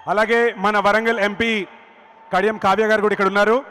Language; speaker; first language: Telugu; native; Telugu